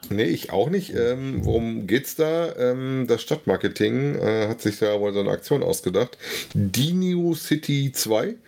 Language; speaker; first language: German; native; German